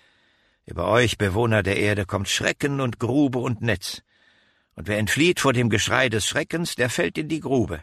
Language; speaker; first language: German; native; German